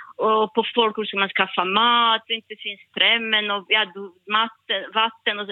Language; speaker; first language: Swedish; non-native, learner; Bosnian